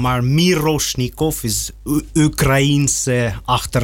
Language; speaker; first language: Dutch; non-native, learner; Russian